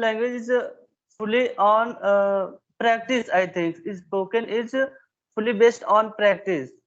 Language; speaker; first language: English; non-native, learner; Hindi